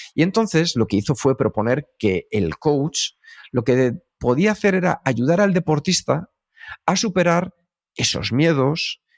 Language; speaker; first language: Spanish; native; Spanish